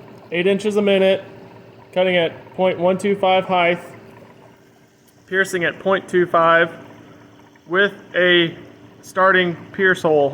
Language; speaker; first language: English; native; English